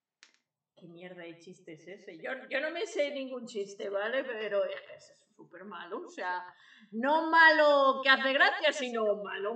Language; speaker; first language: Spanish; native; Spanish